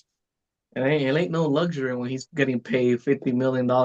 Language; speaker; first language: English; native; English